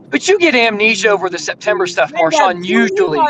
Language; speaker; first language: English; native; English